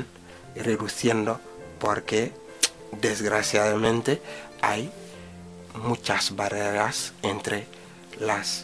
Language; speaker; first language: Spanish; non-native, fluent; Wolof